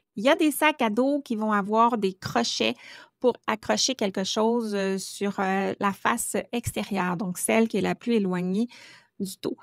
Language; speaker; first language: French; native; French